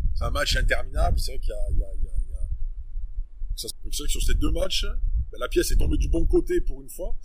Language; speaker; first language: French; native; French